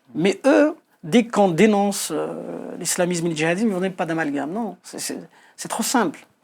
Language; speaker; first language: French; non-native, local second language; Kabyle